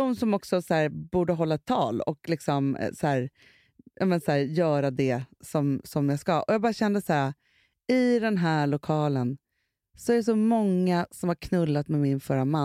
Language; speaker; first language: Swedish; native; Swedish